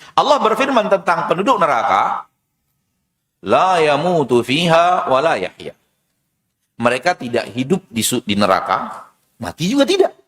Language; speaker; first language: Indonesian; native; Indonesian